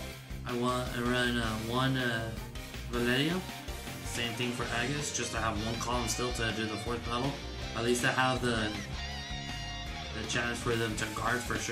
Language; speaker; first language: English; native; English